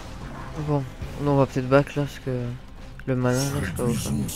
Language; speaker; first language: French; native; French